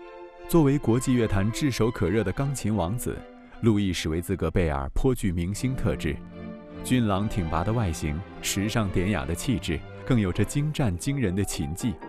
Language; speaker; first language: Chinese; native; Chinese